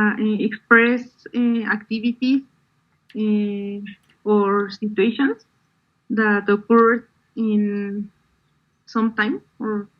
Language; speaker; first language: English; non-native, learner; Spanish